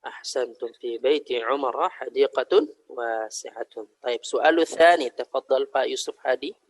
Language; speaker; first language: Arabic; non-native, fluent; Indonesian